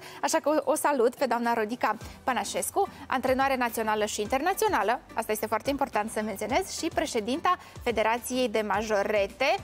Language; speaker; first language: Romanian; native; Romanian